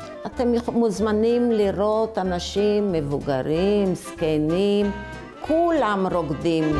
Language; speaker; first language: Hebrew; early bilingual, other home language; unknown